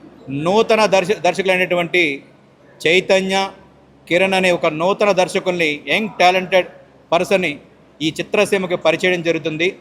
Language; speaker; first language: Telugu; native; Telugu